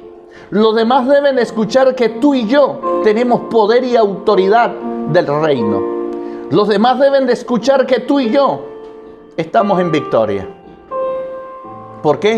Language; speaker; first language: Spanish; native; Spanish